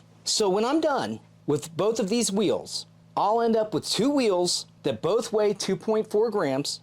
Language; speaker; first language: English; native; English